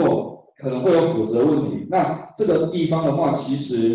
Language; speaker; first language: Chinese; native; Chinese